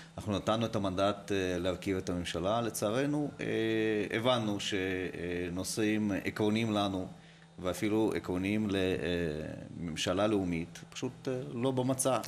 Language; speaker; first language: Hebrew; non-native, fluent; Russian